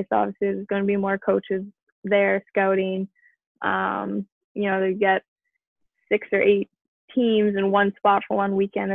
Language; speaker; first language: English; native; English